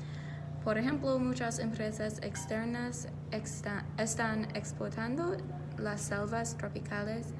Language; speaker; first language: Spanish; non-native, learner; English